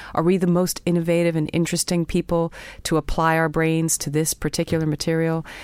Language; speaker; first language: English; native; English